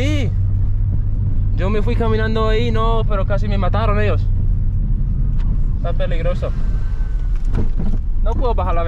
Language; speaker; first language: Spanish; non-native, fluent; English